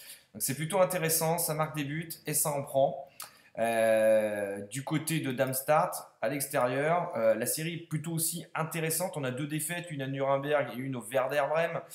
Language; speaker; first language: French; native; French